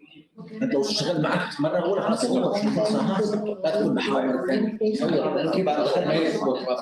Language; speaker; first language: Arabic; native; Arabic